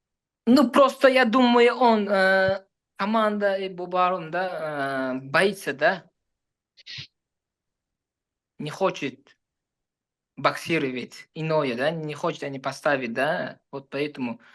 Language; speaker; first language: Russian; non-native, learner; Uzbek